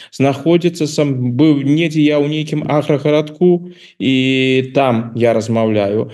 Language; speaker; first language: Belarusian; native; Belarusian